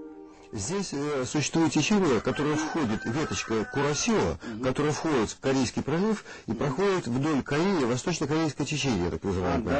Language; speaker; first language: Russian; native; Russian